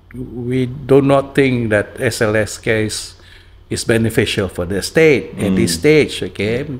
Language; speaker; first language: English; non-native, local second language; Malay